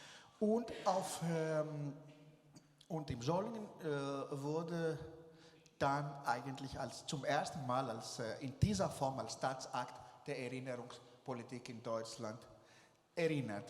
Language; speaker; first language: German; non-native, fluent; Greek